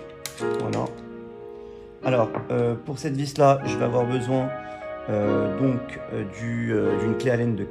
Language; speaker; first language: French; native; French